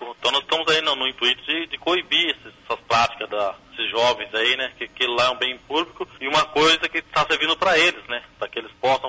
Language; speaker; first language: Portuguese; native; Portuguese